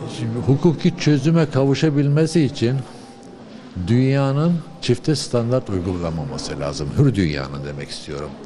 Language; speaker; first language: Turkish; early bilingual, other home language; Uyghur